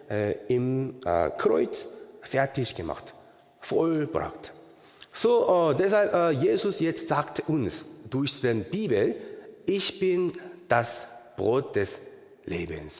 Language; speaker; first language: German; non-native, learner; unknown